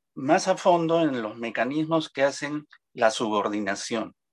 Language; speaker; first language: Spanish; native; Spanish